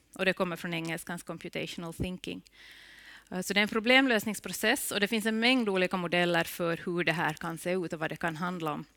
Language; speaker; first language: Swedish; native; Swedish